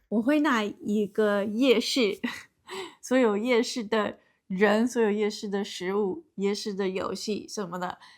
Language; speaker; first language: Chinese; non-native, fluent; English